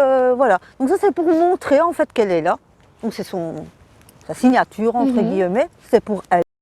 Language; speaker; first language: French; native; French